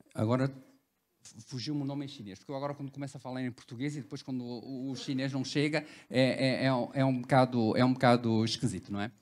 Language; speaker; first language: Portuguese; early bilingual, other home language; Cantonese